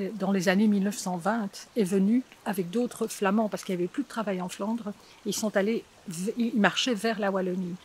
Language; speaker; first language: French; non-native, fluent; Dutch